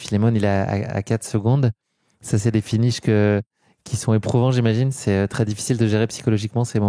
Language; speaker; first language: French; native; French